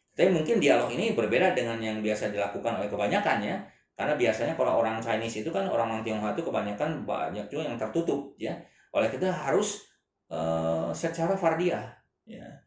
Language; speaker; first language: Indonesian; non-native, local second language; Chinese